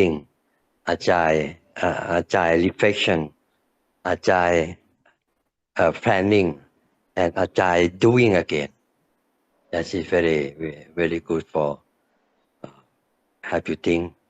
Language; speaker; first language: English; non-native, learner; Thai